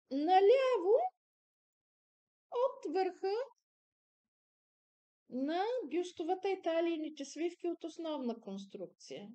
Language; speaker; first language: Bulgarian; native; Bulgarian